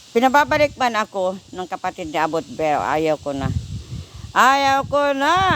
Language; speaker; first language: Filipino; non-native, local second language; Iloko